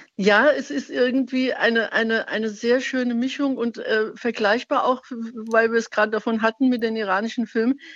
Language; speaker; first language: German; non-native, fluent; Persian